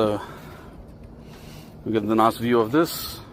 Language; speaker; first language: English; native; English